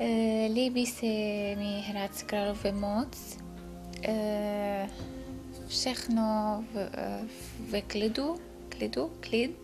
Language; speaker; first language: Czech; non-native, learner; Arabic